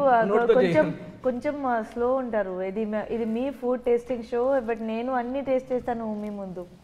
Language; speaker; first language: Telugu; non-native, learner; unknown